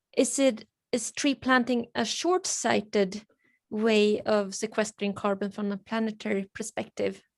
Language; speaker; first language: English; non-native, fluent; Swedish